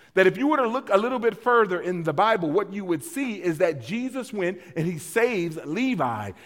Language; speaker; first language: English; native; English